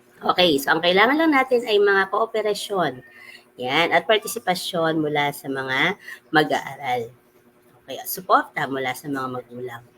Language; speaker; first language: Filipino; native; Filipino